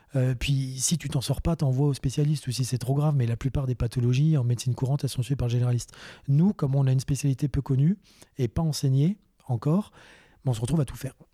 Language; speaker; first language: French; native; French